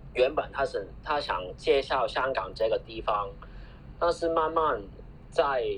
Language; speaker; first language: Chinese; non-native, fluent; Cantonese